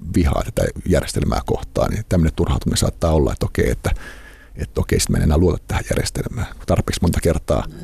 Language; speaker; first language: Finnish; native; Finnish